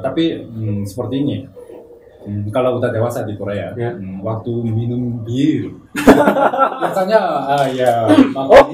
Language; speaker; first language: Indonesian; non-native, learner; Korean